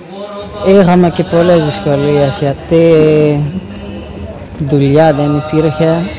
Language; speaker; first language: Greek; non-native, fluent; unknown